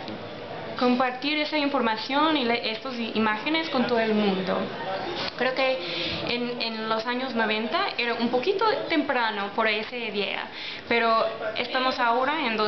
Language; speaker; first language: Spanish; non-native, learner; English